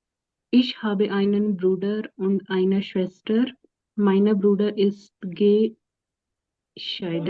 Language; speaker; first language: German; non-native, learner; Hindi